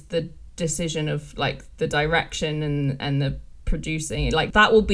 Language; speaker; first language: English; native; English